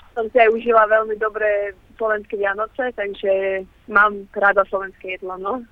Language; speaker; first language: Slovak; early bilingual, heritage; Slovak